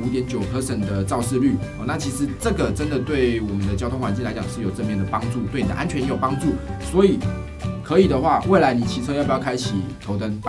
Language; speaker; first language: Chinese; native; Chinese